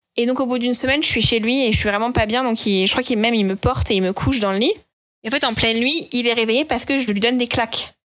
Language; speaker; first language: French; native; French